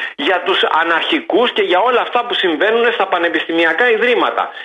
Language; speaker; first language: Greek; native; Greek